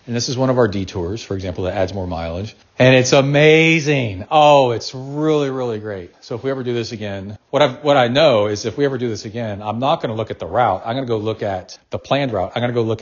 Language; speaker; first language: English; native; English